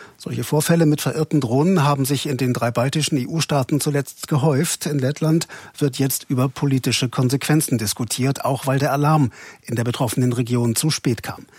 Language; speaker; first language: German; native; German